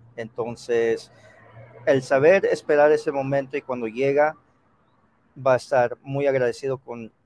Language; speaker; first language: Spanish; early bilingual, heritage; Spanish